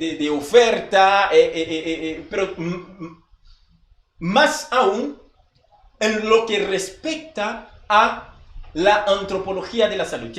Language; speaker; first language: Spanish; non-native, fluent; Haitian Creole